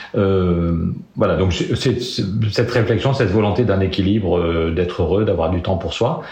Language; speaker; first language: French; native; French